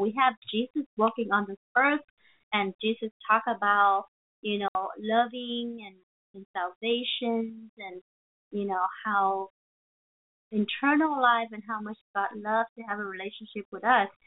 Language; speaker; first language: English; non-native, fluent; Vietnamese